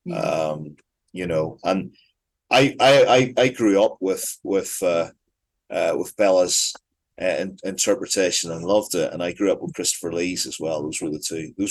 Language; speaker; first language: English; native; English